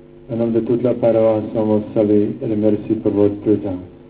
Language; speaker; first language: French; non-native, learner; Croatian